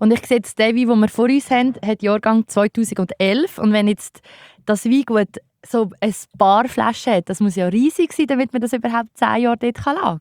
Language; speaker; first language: German; native; German